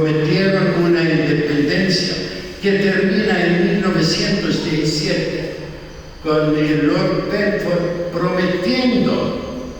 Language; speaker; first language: Spanish; non-native, fluent; Arabic